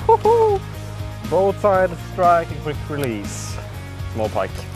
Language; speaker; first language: English; non-native, fluent; Swedish